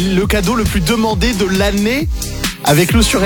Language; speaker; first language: French; native; French